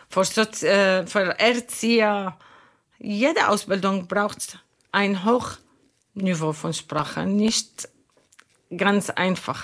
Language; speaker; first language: German; non-native, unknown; Arabic